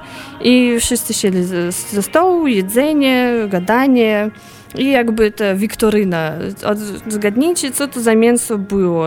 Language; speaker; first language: Polish; non-native, fluent; Russian